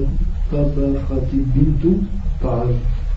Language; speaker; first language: Arabic; non-native, learner; French